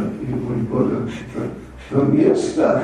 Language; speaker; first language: Russian; non-native, learner; English